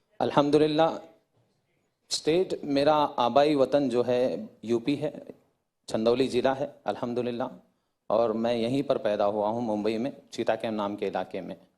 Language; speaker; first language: Hindi; native; Hindi